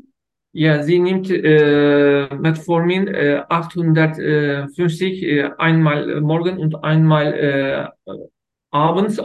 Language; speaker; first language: German; non-native, learner; Turkish